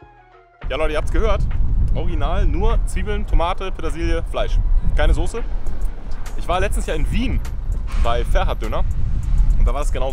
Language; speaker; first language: German; native; German